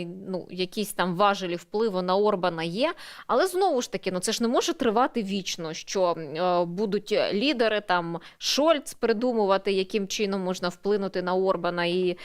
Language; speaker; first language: Ukrainian; native; Ukrainian